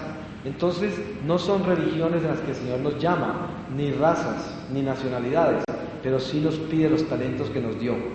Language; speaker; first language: Spanish; native; Spanish